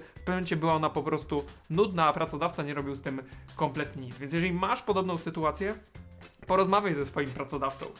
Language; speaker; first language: Polish; native; Polish